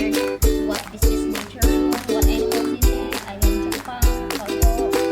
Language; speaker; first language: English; non-native, fluent; Indonesian